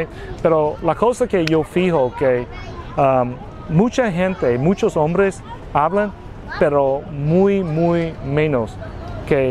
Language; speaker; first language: Spanish; non-native, learner; Vietnamese